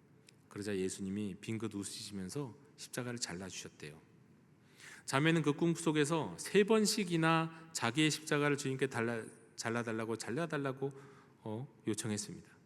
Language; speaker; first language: Korean; native; Korean